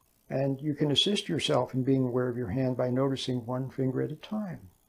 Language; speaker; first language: English; native; English